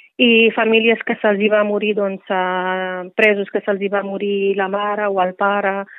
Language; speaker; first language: Catalan; non-native, fluent; Riffian